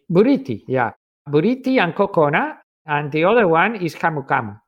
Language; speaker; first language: English; non-native, fluent; Spanish